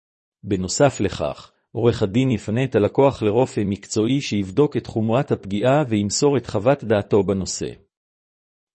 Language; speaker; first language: Hebrew; native; Hebrew